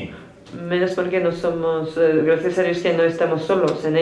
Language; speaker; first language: Spanish; native; Spanish